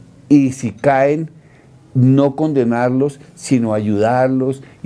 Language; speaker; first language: Spanish; native; Spanish